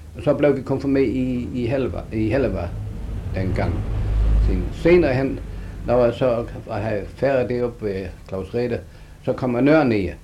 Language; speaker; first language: Danish; native; Danish